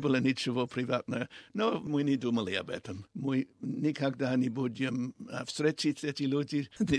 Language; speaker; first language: Russian; non-native, learner; English